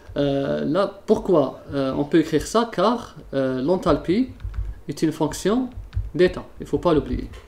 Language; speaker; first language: French; non-native, local second language; Arabic